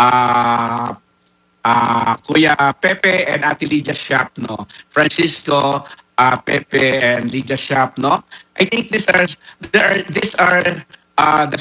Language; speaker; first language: English; non-native, local second language; Filipino